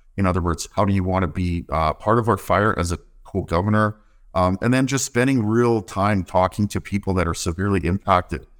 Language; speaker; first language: English; native; English